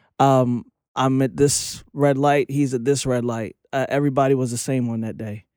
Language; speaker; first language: English; native; English